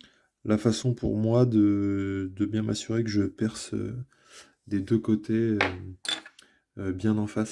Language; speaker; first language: French; native; French